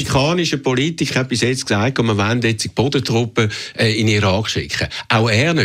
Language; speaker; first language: German; native; German